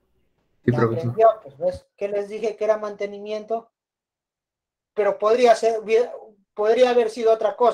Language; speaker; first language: Spanish; native; Spanish